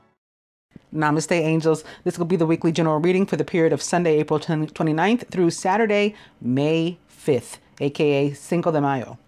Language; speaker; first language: English; native; English